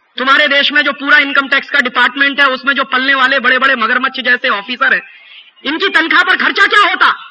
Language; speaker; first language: Hindi; native; Hindi